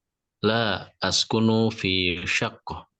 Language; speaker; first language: Arabic; non-native, learner; Indonesian